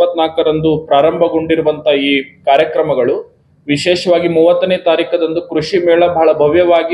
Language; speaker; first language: Kannada; native; Kannada